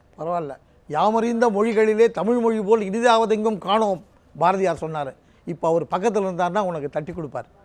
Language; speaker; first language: Tamil; native; Tamil